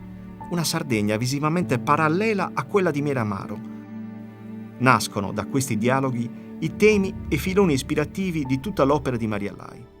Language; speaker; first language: Italian; native; Italian